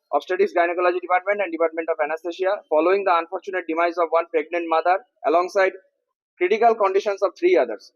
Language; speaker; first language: English; non-native, local second language; Bangla